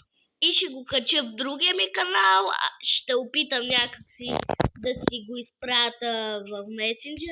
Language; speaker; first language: Bulgarian; native; Bulgarian